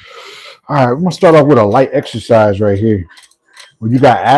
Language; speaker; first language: English; native; English